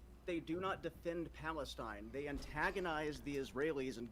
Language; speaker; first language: English; native; English